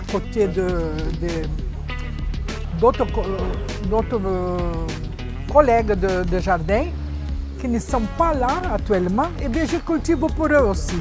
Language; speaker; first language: French; non-native, fluent; Portuguese